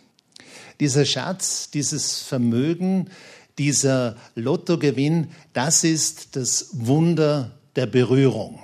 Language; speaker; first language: German; native; German